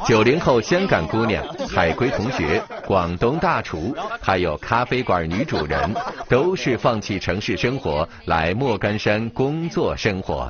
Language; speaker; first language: Chinese; native; Chinese